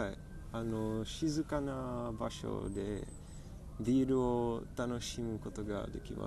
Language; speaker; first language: Japanese; non-native, learner; Czech